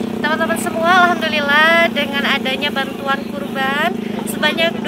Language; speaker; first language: Indonesian; native; Indonesian